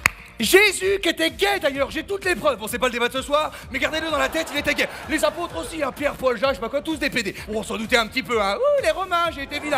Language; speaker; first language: French; native; French